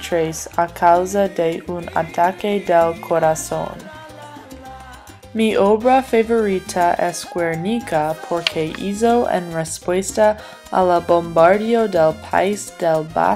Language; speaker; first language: Spanish; non-native, learner; English